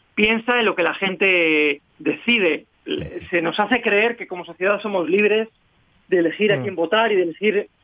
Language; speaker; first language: Spanish; native; Spanish